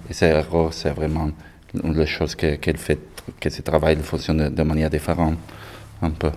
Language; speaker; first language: French; non-native, learner; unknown